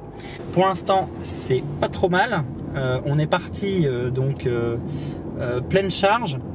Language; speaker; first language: French; native; French